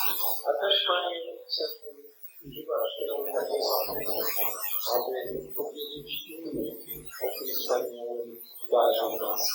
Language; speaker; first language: Polish; non-native, learner; English